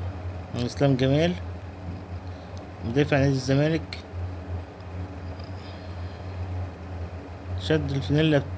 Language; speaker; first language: Arabic; native; Arabic